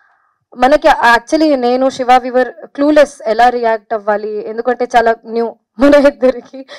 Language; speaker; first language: Telugu; non-native, fluent; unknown